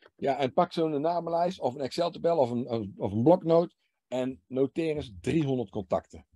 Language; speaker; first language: German; non-native, learner; Dutch